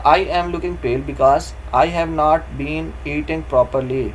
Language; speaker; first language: English; non-native, local second language; Urdu